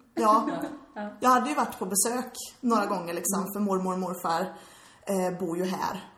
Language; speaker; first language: Swedish; early bilingual, heritage; English